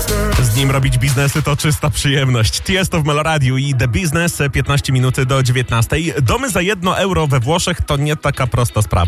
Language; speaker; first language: Polish; native; Polish